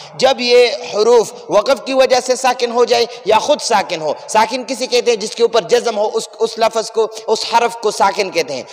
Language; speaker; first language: Urdu; non-native, local second language; Pashto